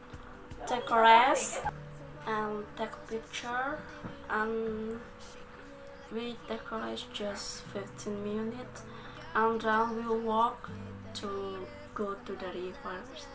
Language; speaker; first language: English; non-native, learner; Balinese